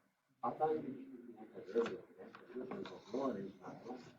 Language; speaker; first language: English; native; English